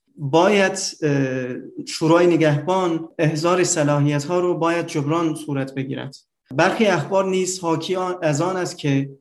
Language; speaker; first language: Persian; non-native, fluent; Turkish